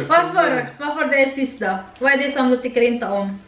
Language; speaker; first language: Swedish; non-native, learner; Indonesian